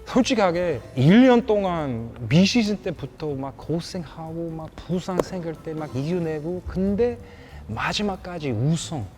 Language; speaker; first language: Korean; non-native, fluent; English